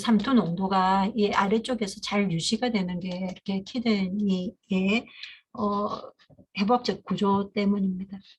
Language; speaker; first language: Korean; native; Korean